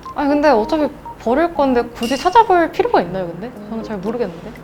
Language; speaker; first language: Korean; native; Korean